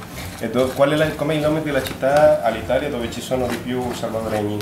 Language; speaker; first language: Italian; non-native, learner; Spanish